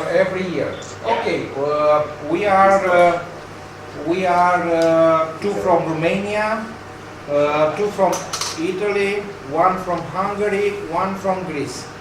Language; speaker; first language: English; non-native, learner; Romanian